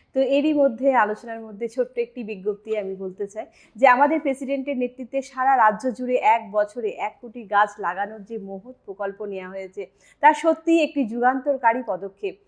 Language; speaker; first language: Bangla; native; Bangla